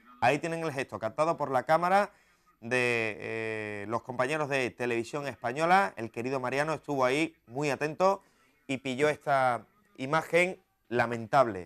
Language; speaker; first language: Spanish; native; Spanish